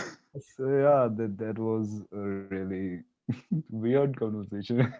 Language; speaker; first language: English; non-native, local second language; Hindi